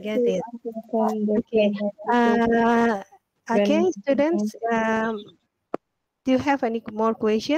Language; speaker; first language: English; non-native, learner; Indonesian